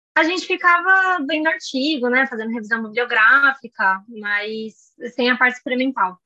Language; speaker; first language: Portuguese; native; Portuguese